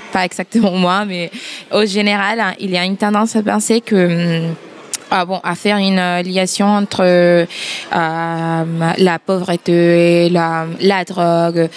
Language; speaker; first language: French; non-native, fluent; Spanish